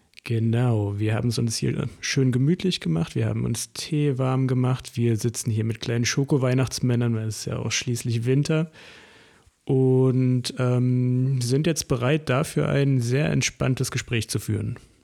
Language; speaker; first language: German; native; German